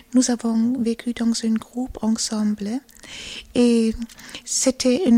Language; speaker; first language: French; non-native, learner; German